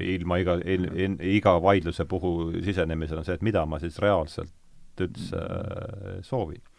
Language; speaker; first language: Estonian; native; Estonian